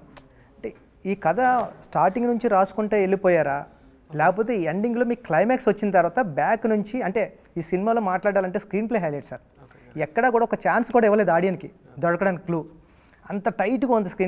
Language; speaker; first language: Telugu; native; Telugu